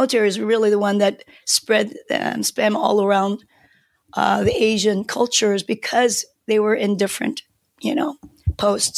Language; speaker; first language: English; non-native, fluent; Korean